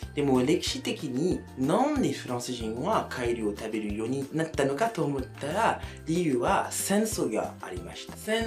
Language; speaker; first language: Japanese; non-native, fluent; French